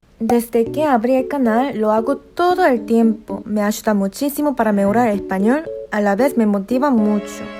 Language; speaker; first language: Spanish; non-native, fluent; Korean